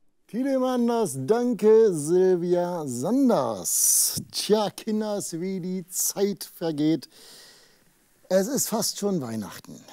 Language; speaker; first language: German; native; German